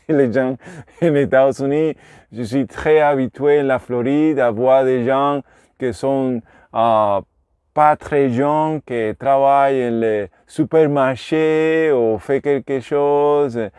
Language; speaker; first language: French; non-native, learner; Spanish